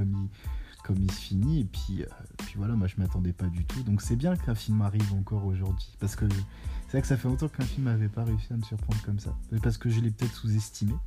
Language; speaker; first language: French; native; French